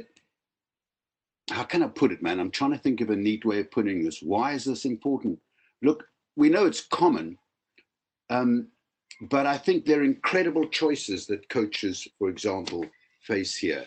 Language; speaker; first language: English; native; English